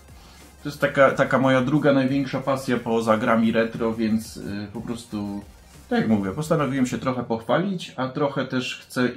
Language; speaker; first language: Polish; native; Polish